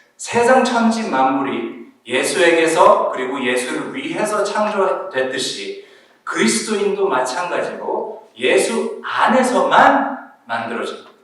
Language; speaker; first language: Korean; early bilingual, heritage; Korean